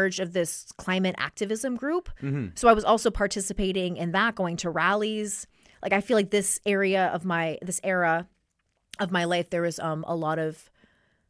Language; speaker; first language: English; native; English